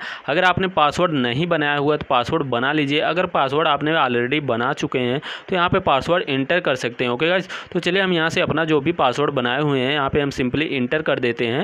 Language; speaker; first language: Hindi; native; Hindi